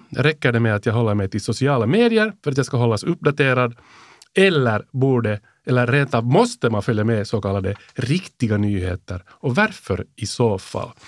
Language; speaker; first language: Swedish; native; Swedish